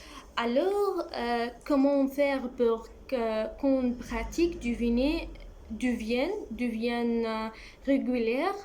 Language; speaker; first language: French; non-native, learner; Arabic